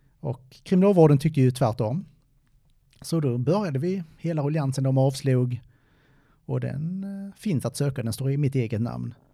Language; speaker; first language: Swedish; native; Swedish